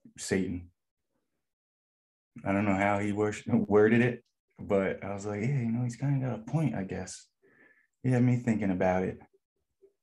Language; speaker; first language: English; native; English